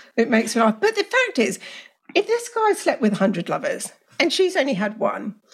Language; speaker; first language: English; native; English